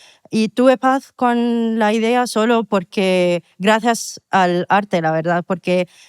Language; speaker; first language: Spanish; non-native, fluent; Arabic